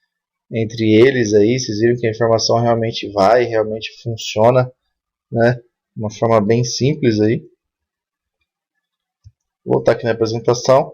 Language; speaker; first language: Portuguese; native; Portuguese